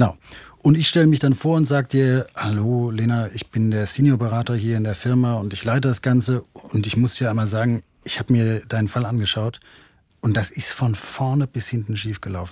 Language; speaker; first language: German; native; German